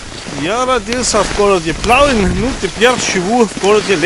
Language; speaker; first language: Russian; non-native, learner; German